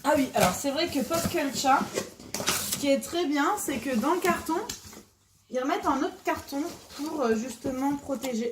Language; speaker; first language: French; native; French